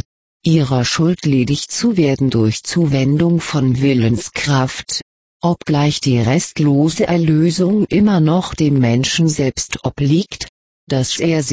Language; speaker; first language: German; native; German